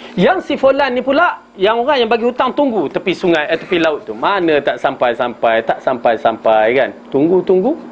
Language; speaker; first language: Malay; native; Malay